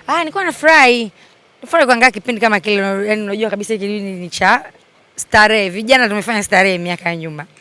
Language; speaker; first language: Swahili; native; Swahili